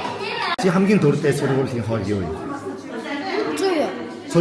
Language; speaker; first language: Mongolian; non-native, fluent; Korean